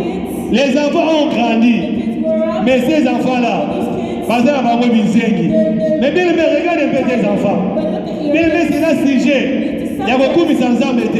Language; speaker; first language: French; non-native, local second language; Lingala